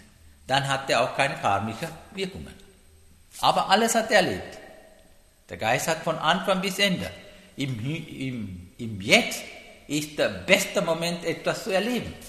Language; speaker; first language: German; non-native, learner; Sinhala